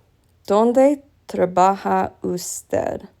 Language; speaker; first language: Spanish; non-native, learner; English